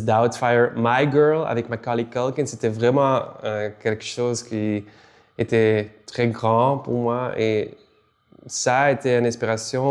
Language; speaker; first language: French; non-native, local second language; Dutch